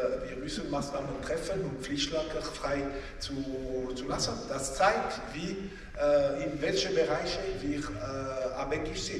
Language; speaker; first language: German; non-native, local second language; French